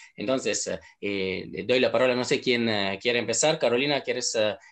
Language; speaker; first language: Spanish; non-native, fluent; Italian